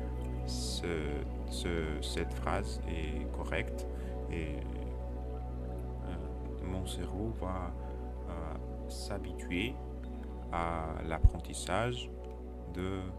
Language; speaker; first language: French; non-native, learner; Russian